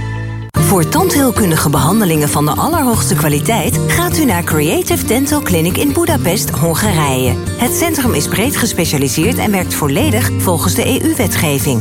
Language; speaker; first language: Dutch; native; Dutch